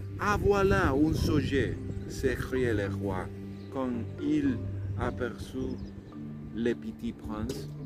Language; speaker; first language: French; non-native, learner; Spanish